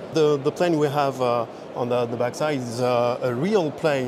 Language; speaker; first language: English; non-native, fluent; French